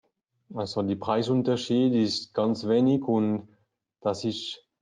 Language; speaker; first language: German; non-native, learner; French